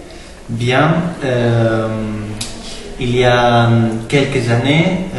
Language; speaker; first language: French; non-native, learner; Spanish